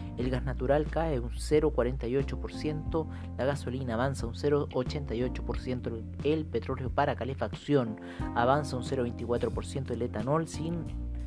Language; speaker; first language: Spanish; native; Spanish